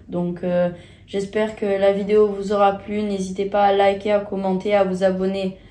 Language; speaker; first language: French; native; French